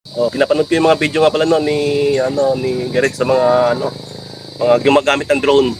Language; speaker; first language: Filipino; non-native, local second language; Iloko